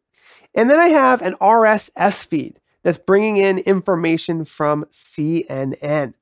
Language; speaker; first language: English; native; English